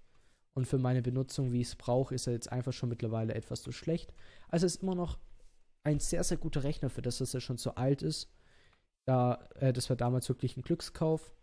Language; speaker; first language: German; native; German